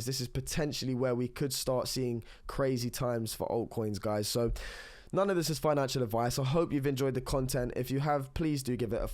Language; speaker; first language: English; native; English